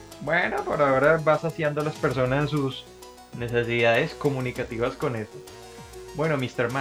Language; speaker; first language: Spanish; native; Spanish